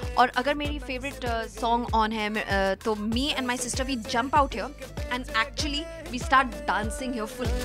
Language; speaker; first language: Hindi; early bilingual, heritage; Hindi